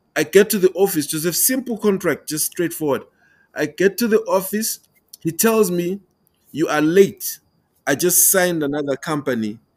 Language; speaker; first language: English; non-native, local second language; Tumbuka